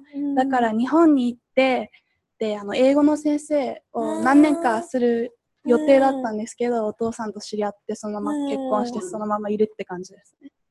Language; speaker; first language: Japanese; early bilingual, heritage; Japanese